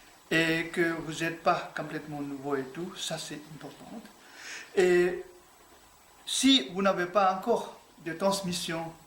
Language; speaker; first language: French; non-native, learner; Tibetan